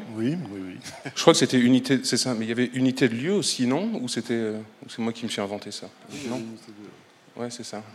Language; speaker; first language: French; native; French